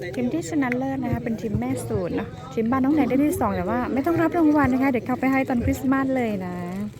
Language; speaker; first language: Thai; non-native, local second language; S'gaw Karen